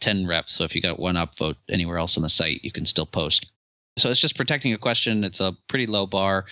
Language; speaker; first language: English; native; English